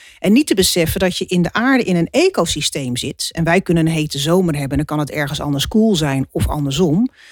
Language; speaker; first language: Dutch; native; Dutch